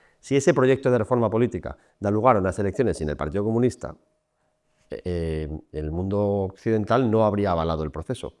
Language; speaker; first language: Spanish; native; Spanish